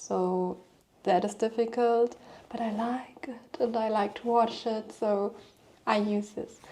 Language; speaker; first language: English; non-native, fluent; German